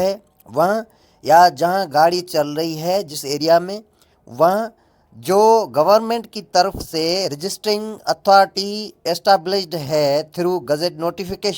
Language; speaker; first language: Urdu; native; Urdu